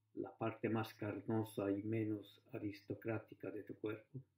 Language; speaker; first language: Spanish; native; Spanish